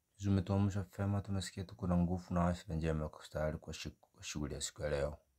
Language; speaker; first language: Swahili; native; Swahili